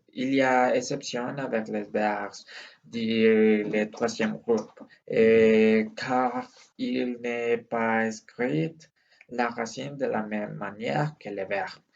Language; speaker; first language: French; non-native, learner; Spanish